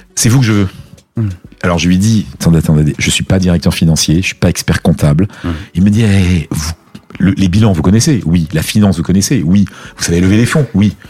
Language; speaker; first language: French; native; French